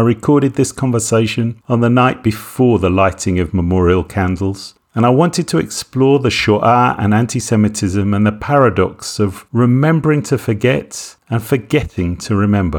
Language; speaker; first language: English; native; English